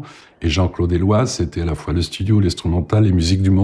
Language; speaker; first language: French; native; French